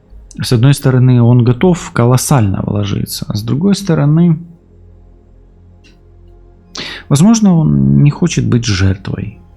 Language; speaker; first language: Russian; native; Russian